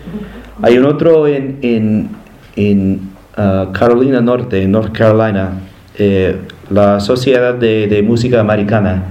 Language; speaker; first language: Spanish; non-native, learner; English